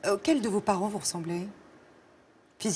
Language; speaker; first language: French; native; French